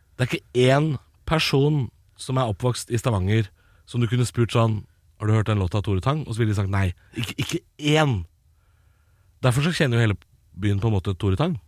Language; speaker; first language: Norwegian; native; Norwegian